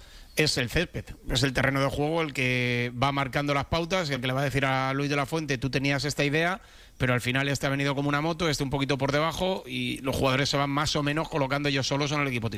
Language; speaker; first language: Spanish; native; Spanish